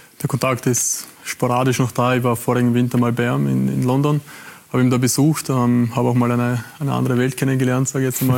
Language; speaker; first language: German; native; German